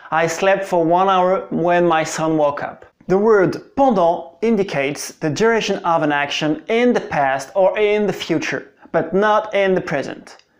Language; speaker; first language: English; non-native, fluent; French